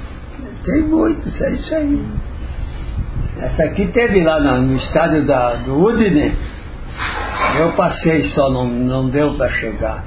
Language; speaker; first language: Portuguese; non-native, local second language; Friulian